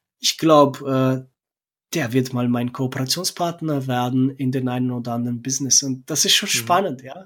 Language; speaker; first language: German; non-native, fluent; Romanian